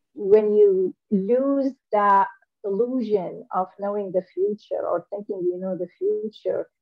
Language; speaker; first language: English; non-native, fluent; Arabic